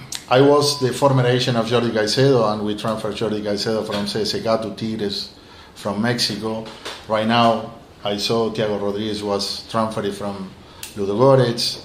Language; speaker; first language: English; non-native, fluent; Spanish